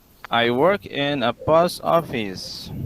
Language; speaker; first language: English; non-native, learner; Indonesian